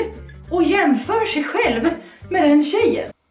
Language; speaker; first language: Swedish; native; Swedish